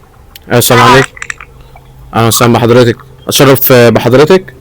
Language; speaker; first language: Arabic; native; Arabic